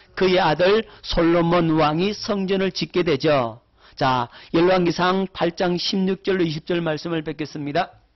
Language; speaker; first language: Korean; native; Korean